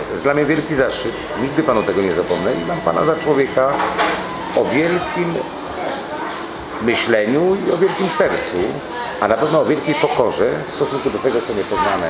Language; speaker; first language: Polish; native; Polish